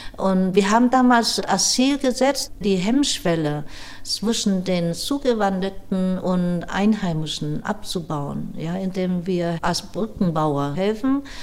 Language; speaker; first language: German; non-native, fluent; Vietnamese